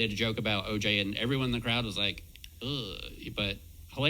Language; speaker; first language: English; native; English